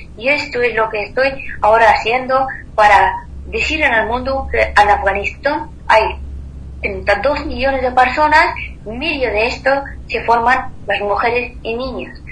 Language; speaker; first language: Spanish; non-native, fluent; Persian